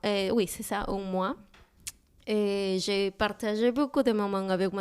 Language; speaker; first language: French; non-native, learner; Spanish